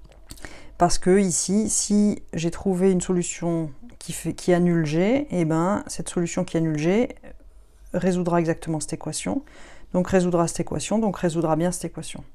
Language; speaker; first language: French; native; French